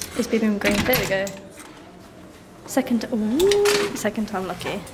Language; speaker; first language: English; native; English